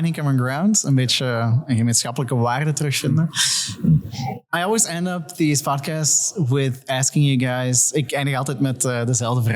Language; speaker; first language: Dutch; native; Dutch